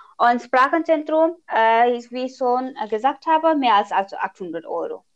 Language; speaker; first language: German; non-native, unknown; Nepali